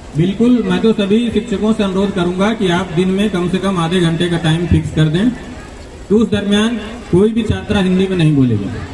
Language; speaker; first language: Hindi; native; Hindi